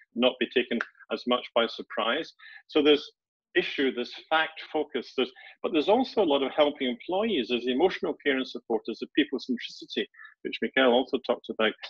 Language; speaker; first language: English; native; English